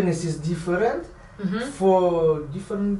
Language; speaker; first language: English; non-native, learner; Russian